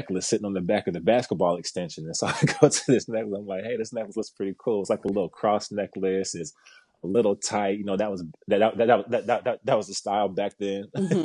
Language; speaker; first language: English; native; English